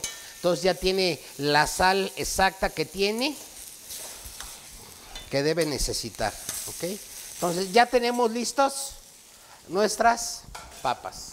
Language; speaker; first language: Spanish; native; Spanish